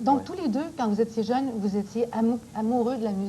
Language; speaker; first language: French; native; French